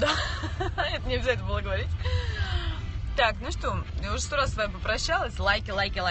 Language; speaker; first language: Russian; native; Russian